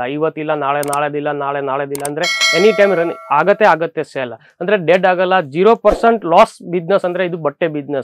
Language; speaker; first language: Kannada; non-native, fluent; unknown